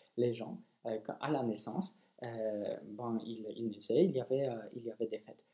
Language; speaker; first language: French; non-native, fluent; Polish